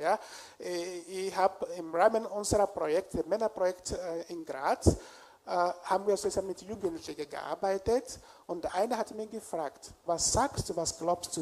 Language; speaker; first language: German; non-native, fluent; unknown